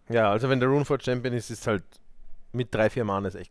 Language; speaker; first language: German; native; German